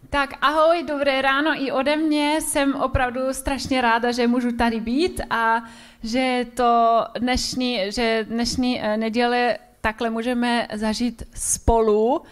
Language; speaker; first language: Czech; non-native, fluent; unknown